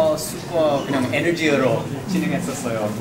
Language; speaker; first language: Korean; early bilingual, heritage; English